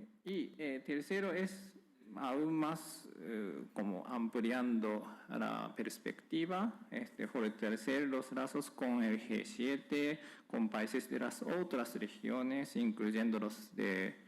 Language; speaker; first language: Spanish; non-native, fluent; Japanese